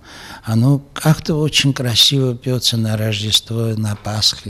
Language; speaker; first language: Russian; non-native, local second language; Georgian